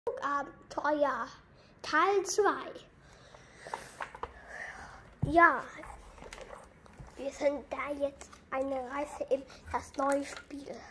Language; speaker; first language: German; early bilingual, other home language; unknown